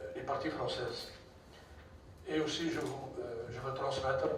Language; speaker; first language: French; non-native, local second language; Arabic